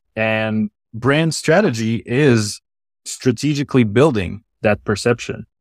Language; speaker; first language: English; non-native, fluent; German